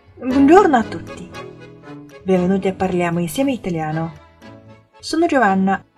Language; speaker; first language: Italian; non-native, fluent; Chinese